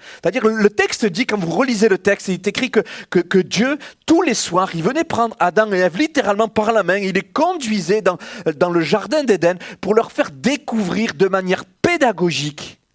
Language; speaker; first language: French; native; French